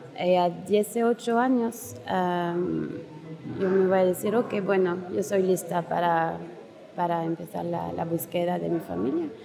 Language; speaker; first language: Spanish; non-native, learner; French